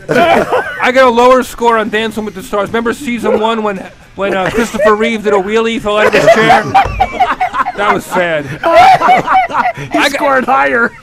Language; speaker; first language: English; native; English